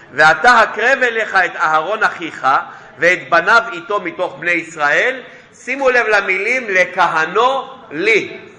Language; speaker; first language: Hebrew; non-native, fluent; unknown